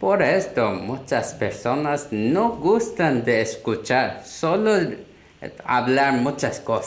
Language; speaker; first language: Spanish; non-native, learner; Korean